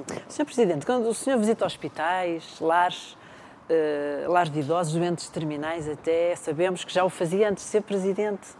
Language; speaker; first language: Portuguese; native; Portuguese